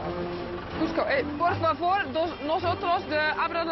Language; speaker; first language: Spanish; non-native, learner; Dutch